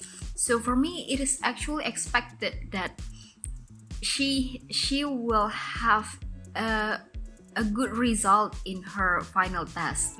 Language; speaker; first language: English; non-native, fluent; Indonesian